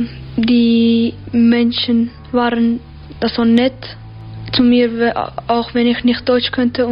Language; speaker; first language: German; early bilingual, other home language; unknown